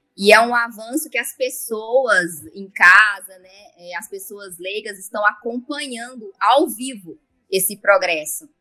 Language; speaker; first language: Portuguese; native; Portuguese